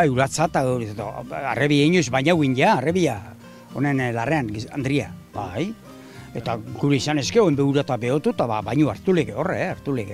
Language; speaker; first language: Basque; native; Basque